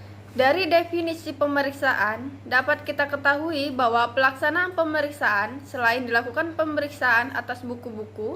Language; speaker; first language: Indonesian; native; Indonesian